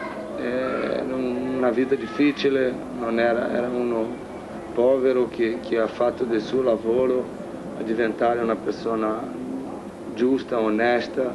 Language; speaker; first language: Italian; non-native, fluent; Portuguese